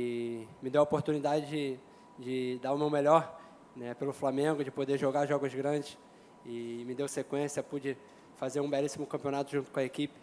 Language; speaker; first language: Portuguese; native; Portuguese